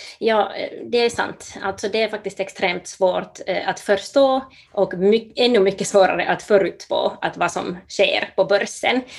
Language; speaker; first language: Swedish; native; Swedish